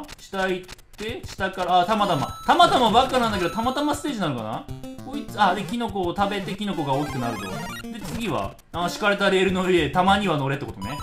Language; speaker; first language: Japanese; native; Japanese